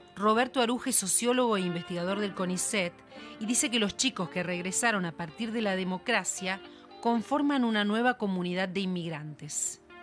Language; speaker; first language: Spanish; native; Spanish